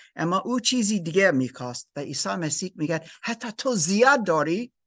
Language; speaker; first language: Persian; non-native, learner; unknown